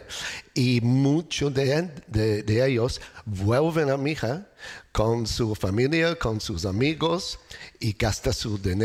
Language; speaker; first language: Spanish; non-native, learner; English